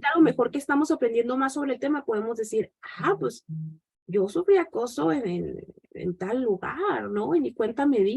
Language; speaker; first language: Spanish; native; Spanish